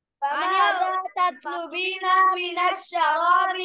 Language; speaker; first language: Arabic; non-native, learner; Bangla